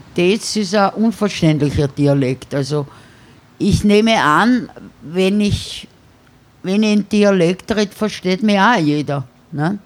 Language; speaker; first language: German; native; German